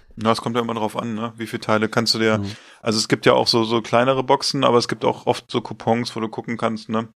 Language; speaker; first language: German; native; German